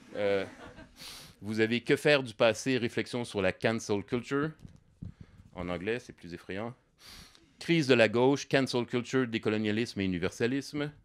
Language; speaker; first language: French; native; French